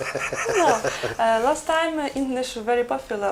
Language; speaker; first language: English; non-native, learner; Ukrainian